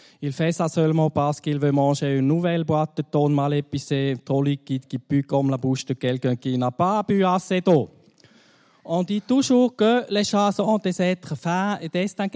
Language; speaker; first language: French; non-native, fluent; German